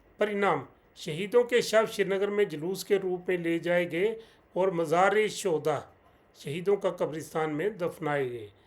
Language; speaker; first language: Hindi; non-native, local second language; Punjabi